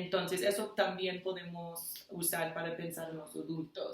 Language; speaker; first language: Spanish; non-native, fluent; English